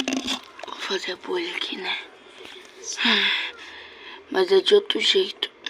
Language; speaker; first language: Portuguese; native; Portuguese